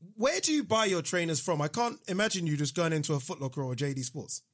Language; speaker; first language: English; non-native, local second language; Yoruba